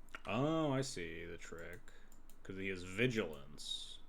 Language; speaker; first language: English; native; English